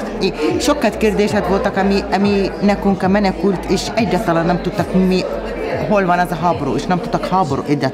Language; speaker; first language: Hungarian; non-native, learner; Arabic